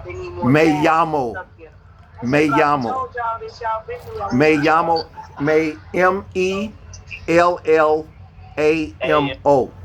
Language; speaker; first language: Spanish; non-native, fluent; English